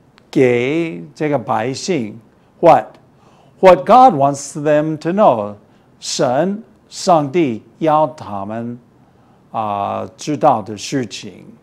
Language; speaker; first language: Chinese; non-native, fluent; English